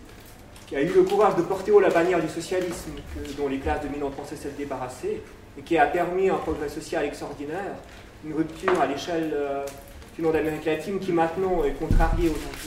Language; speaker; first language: French; native; French